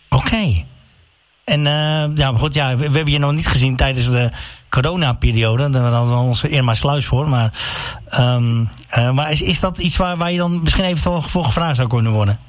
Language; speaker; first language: Dutch; native; Dutch